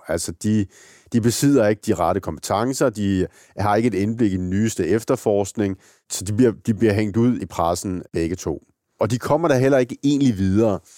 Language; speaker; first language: Danish; native; Danish